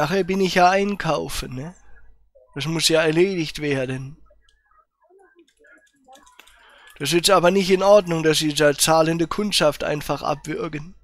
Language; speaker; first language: German; native; German